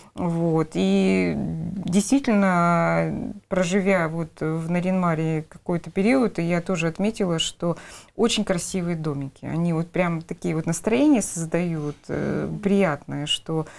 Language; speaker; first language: Russian; native; Russian